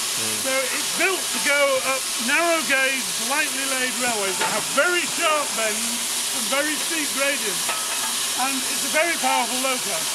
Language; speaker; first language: English; native; English